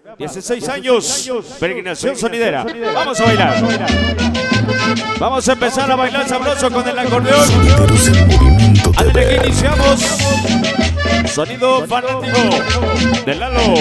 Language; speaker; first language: Spanish; native; Spanish